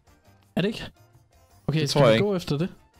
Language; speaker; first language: Danish; native; Danish